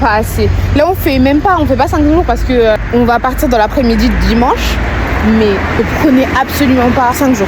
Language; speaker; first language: French; native; French